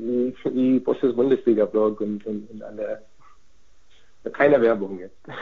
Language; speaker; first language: German; non-native, fluent; Hungarian